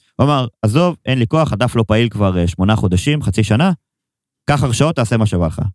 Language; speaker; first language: Hebrew; native; Hebrew